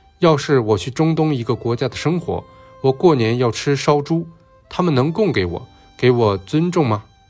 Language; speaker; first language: Chinese; non-native, local second language; Cantonese